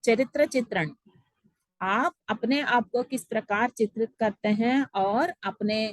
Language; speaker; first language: Hindi; non-native, local second language; Telugu